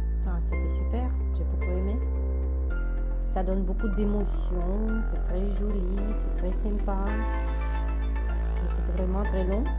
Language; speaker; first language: French; non-native, learner; Russian